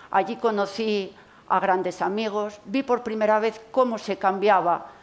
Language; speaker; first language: Spanish; native; Spanish